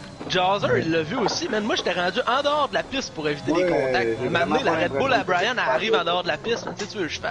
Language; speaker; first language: French; native; French